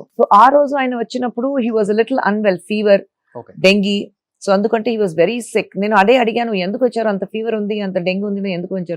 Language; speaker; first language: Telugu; non-native, fluent; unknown